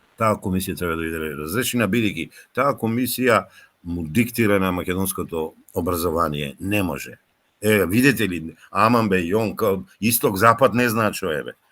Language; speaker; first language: Macedonian; native; Macedonian